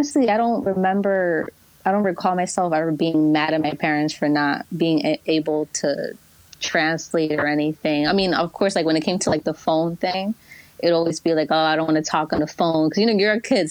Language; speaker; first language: English; early bilingual, other home language; Spanish